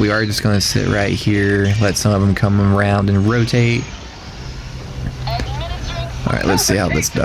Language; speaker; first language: English; native; English